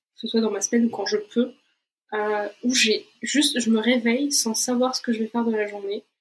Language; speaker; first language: French; non-native, fluent; Portuguese